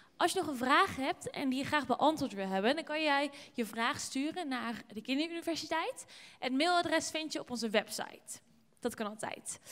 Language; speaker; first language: Dutch; native; Dutch